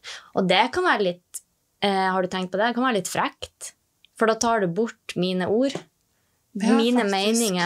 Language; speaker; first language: Norwegian; native; Norwegian